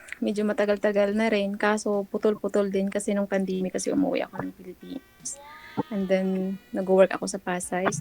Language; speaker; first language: Filipino; non-native, local second language; Cebuano